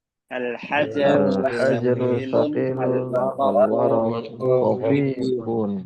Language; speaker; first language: Arabic; non-native, learner; Indonesian